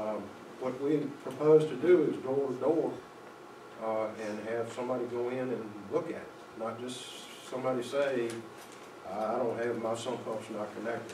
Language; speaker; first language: English; native; English